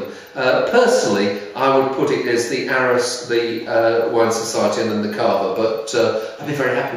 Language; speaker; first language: English; native; English